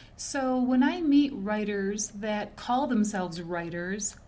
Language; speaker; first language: English; native; English